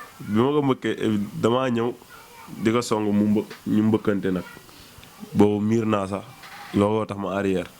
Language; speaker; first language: Wolof; native; Wolof